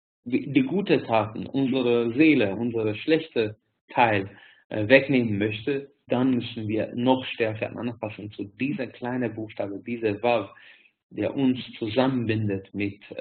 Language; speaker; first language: German; non-native, fluent; Hungarian